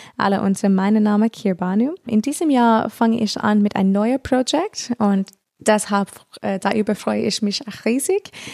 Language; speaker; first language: German; non-native, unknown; English